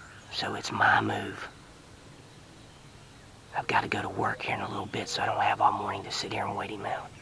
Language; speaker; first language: English; native; English